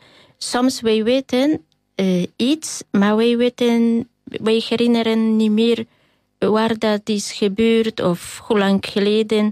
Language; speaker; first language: Dutch; non-native, fluent; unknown